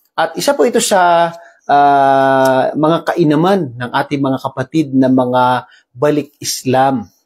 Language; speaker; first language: Filipino; non-native, local second language; Maranao